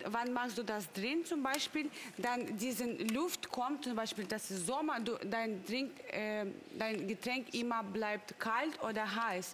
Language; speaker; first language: German; non-native, learner; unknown